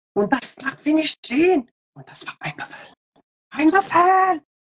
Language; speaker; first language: German; non-native, learner; French